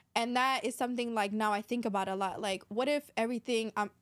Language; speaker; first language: English; native; English